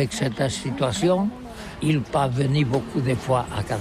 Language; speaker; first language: French; non-native, learner; Catalan